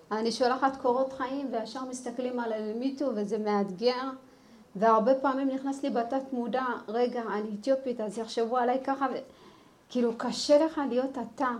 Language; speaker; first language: Hebrew; early bilingual, other home language; Amharic